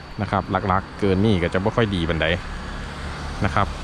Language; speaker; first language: Thai; non-native, local second language; Lao